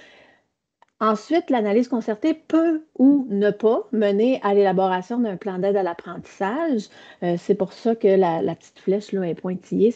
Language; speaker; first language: French; native; French